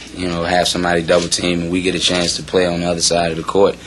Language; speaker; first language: English; native; English